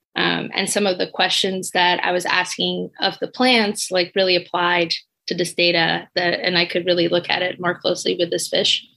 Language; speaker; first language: English; non-native, fluent; Portuguese